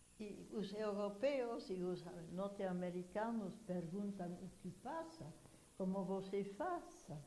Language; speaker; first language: Portuguese; non-native, fluent; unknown